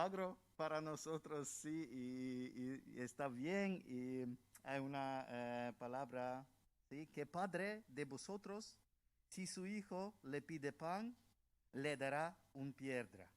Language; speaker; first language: Spanish; non-native, learner; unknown